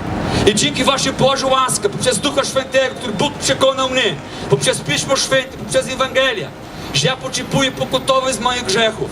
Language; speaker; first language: Polish; non-native, fluent; Portuguese